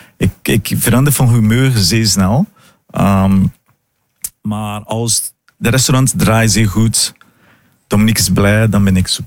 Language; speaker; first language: Dutch; non-native, fluent; Portuguese